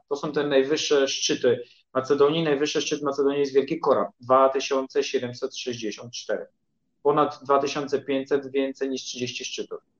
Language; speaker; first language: Polish; early bilingual, heritage; Polish